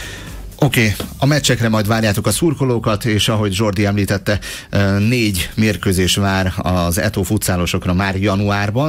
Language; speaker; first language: Hungarian; native; Hungarian